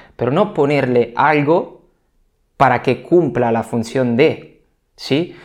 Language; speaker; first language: Spanish; non-native, fluent; Italian